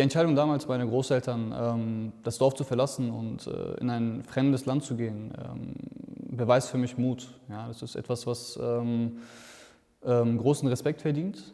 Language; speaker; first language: German; early bilingual, other home language; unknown